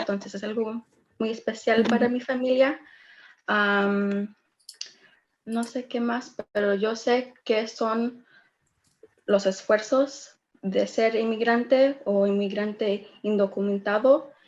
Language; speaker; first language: Spanish; early bilingual, heritage; Spanish